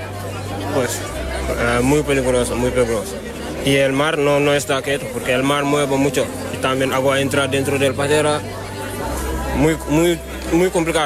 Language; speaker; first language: Spanish; non-native, learner; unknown